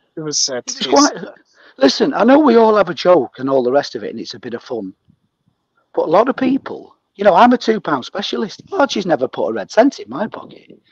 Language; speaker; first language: English; native; English